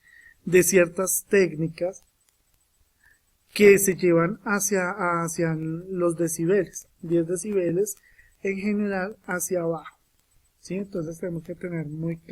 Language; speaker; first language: Spanish; native; Spanish